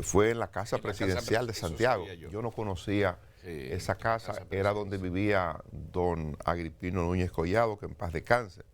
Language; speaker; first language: Spanish; native; Spanish